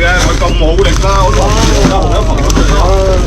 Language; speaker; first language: Chinese; native; Chinese